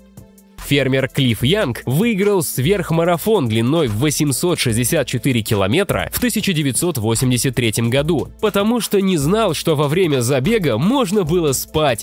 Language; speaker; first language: Russian; native; Russian